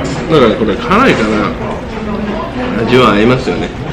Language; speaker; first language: Japanese; non-native, fluent; Korean